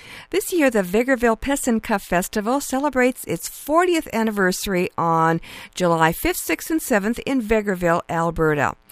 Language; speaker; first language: English; native; English